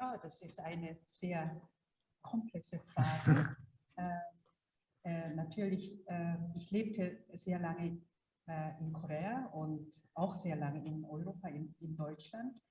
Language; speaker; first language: German; non-native, fluent; Korean